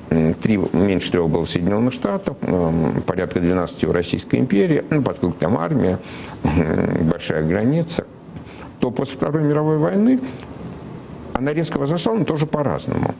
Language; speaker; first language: Russian; native; Russian